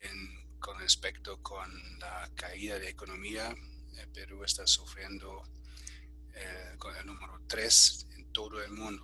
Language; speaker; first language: Spanish; non-native, fluent; German